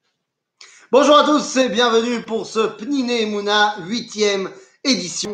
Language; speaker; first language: French; native; French